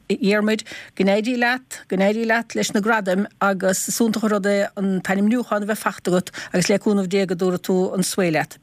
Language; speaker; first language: Irish; native; Irish